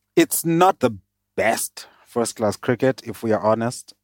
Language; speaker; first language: English; non-native, local second language; Shona